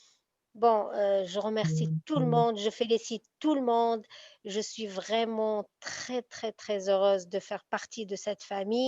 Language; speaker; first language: French; non-native, local second language; Arabic